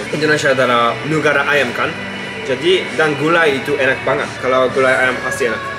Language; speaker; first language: Indonesian; non-native, fluent; Japanese